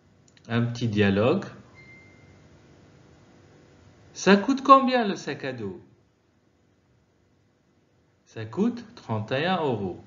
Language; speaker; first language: French; non-native, fluent; Arabic